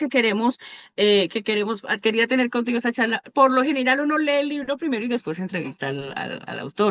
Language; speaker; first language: Spanish; native; Spanish